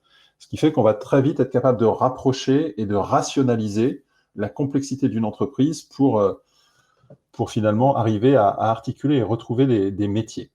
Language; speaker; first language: French; native; French